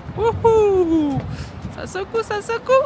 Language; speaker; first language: French; native; French